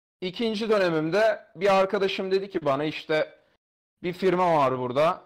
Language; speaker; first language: Turkish; native; Turkish